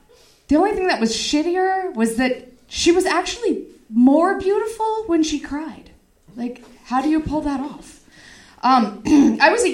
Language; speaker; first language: English; native; English